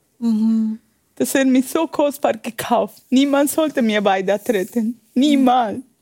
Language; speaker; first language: German; non-native, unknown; Spanish